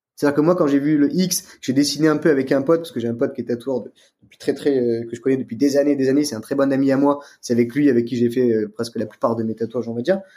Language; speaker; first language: French; native; French